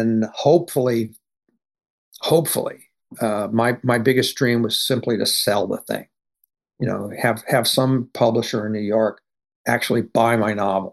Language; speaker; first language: English; native; English